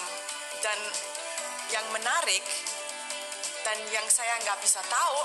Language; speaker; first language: Indonesian; non-native, fluent; German